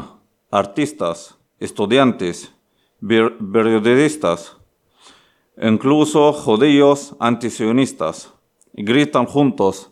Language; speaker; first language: Spanish; non-native, learner; Arabic